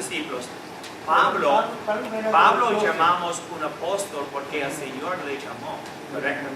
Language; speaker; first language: Spanish; non-native, fluent; English